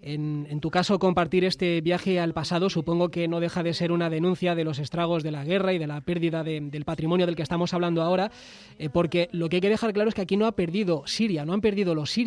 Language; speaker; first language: Spanish; native; Spanish